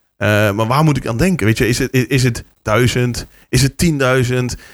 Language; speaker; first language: Dutch; native; Dutch